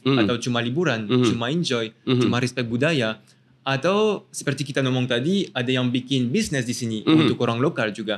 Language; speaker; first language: Indonesian; non-native, fluent; French